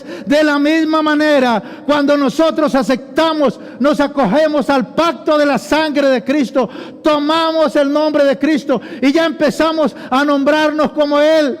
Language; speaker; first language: Spanish; native; Spanish